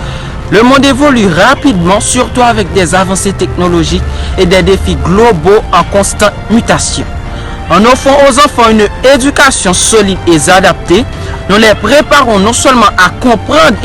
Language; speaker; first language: French; non-native, local second language; Haitian Creole